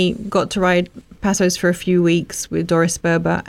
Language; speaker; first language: English; native; English